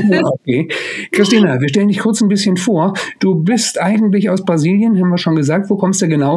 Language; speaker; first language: German; native; German